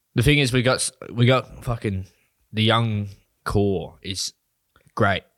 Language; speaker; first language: English; native; English